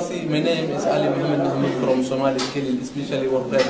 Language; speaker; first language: English; non-native, learner; Somali